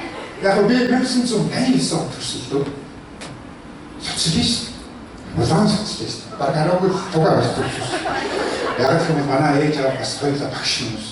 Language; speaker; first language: Mongolian; early bilingual, heritage; Mongolian